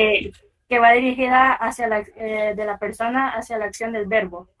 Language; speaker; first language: Spanish; native; Spanish